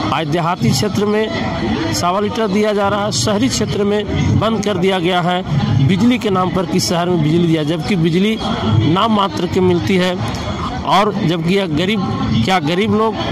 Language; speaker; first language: Hindi; native; Hindi